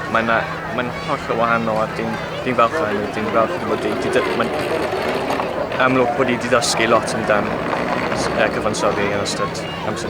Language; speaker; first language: Welsh; non-native, local second language; English